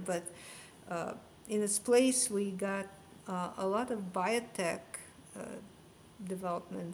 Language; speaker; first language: English; non-native, fluent; Russian